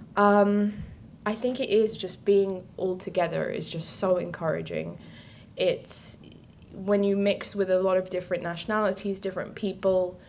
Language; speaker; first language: English; native; English